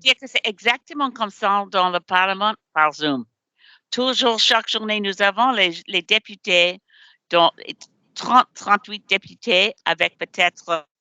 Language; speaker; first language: French; non-native, learner; English